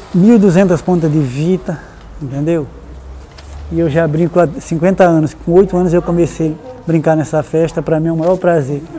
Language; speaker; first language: Portuguese; native; Portuguese